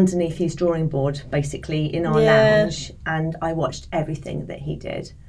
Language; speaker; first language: English; native; English